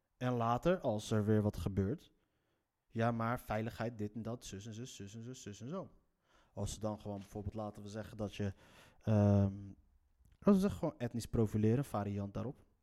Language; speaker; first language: Dutch; native; Dutch